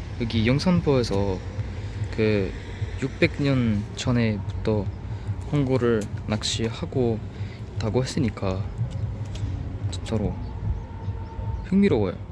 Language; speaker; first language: Korean; non-native, learner; French